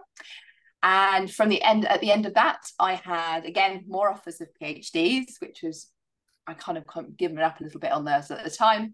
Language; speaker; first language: English; native; English